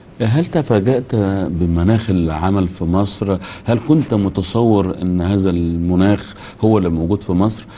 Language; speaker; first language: Arabic; native; Arabic